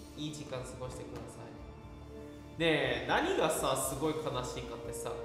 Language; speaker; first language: Japanese; native; Japanese